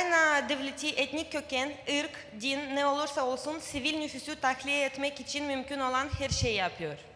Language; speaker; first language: Turkish; non-native, fluent; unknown